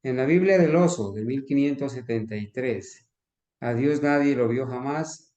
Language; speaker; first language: Spanish; native; Spanish